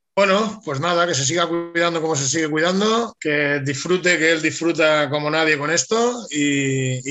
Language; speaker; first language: Spanish; native; Spanish